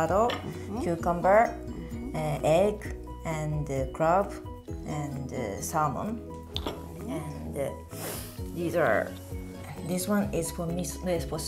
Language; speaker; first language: English; non-native, learner; Japanese